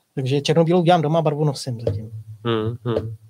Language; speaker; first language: Czech; native; Czech